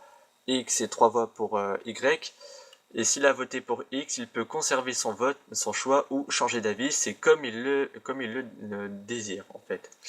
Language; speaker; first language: French; native; French